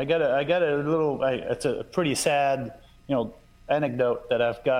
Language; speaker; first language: English; non-native, fluent; French